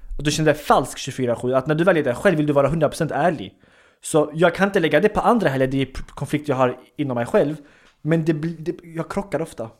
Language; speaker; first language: Swedish; early bilingual, other home language; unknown